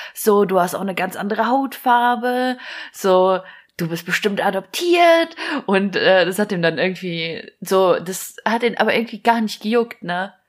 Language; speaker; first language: German; early bilingual, other home language; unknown